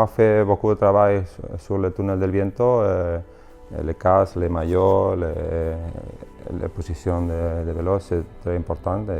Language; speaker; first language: French; non-native, learner; Spanish